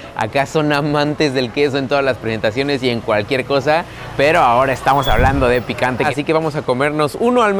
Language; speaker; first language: Spanish; native; Spanish